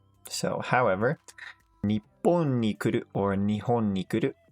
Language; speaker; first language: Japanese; non-native, fluent; English